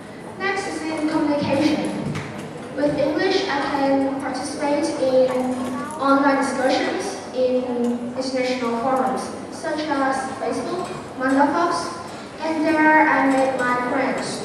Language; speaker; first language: English; non-native, fluent; Vietnamese